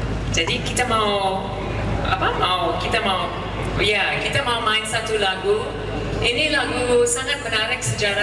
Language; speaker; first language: Indonesian; non-native, fluent; English